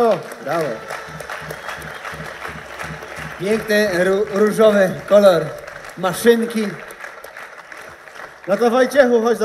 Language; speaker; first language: Polish; native; Polish